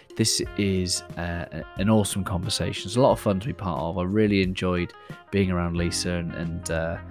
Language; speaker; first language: English; native; English